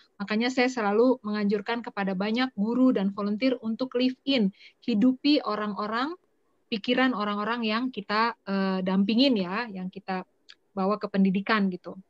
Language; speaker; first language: Indonesian; native; Indonesian